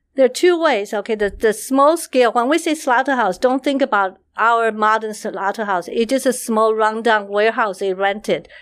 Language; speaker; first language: English; non-native, fluent; Chinese